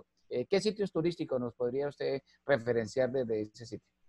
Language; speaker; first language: Spanish; native; Spanish